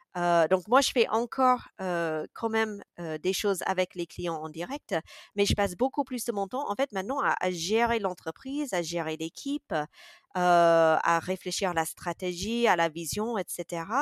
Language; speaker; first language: French; non-native, fluent; English